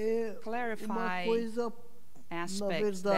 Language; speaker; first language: Portuguese; non-native, fluent; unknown